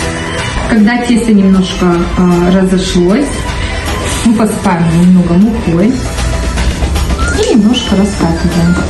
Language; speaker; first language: Russian; native; Russian